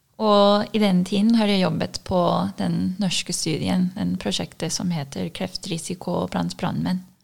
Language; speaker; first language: Norwegian; non-native, fluent; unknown